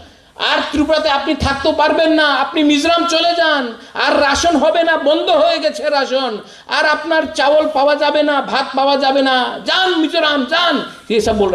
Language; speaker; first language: Bangla; non-native, local second language; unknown